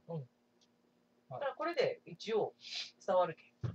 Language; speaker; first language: Japanese; native; Japanese